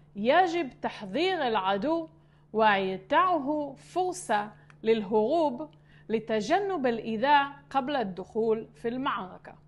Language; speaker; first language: Arabic; non-native, fluent; Hebrew